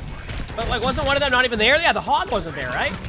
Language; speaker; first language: English; native; English